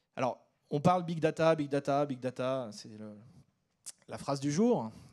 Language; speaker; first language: French; native; French